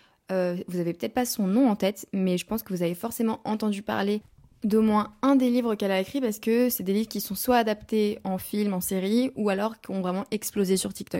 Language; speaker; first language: French; native; French